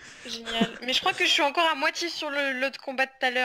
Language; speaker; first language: French; native; French